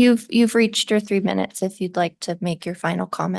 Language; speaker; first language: English; native; English